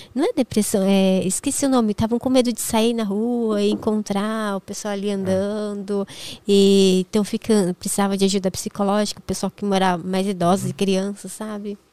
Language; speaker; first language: Portuguese; native; Portuguese